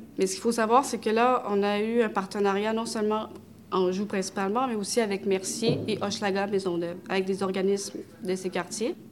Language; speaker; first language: French; early bilingual, other home language; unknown